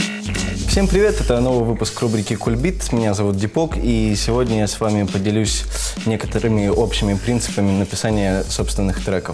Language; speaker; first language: Russian; native; Russian